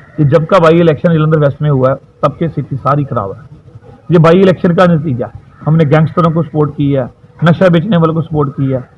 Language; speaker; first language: Hindi; non-native, local second language; Punjabi